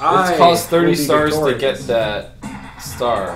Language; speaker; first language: English; native; English